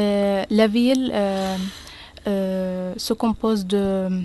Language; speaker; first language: French; non-native, learner; Arabic